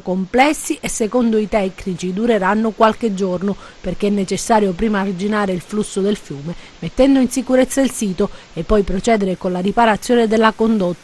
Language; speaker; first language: Italian; native; Italian